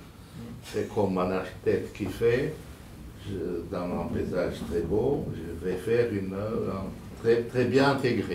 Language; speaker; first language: French; non-native, fluent; Portuguese